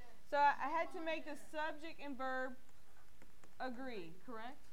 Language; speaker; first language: English; native; English